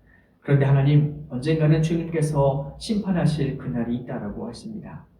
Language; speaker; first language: Korean; native; Korean